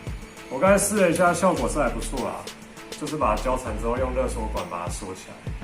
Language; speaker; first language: Chinese; native; Chinese